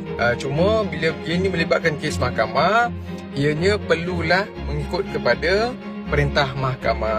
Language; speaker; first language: Malay; native; Malay